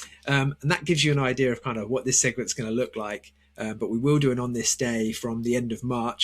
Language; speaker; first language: English; native; English